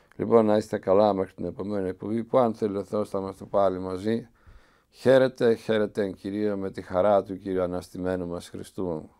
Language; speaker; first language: Greek; native; Greek